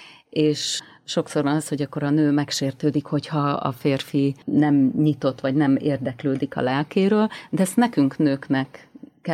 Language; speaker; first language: Hungarian; native; Hungarian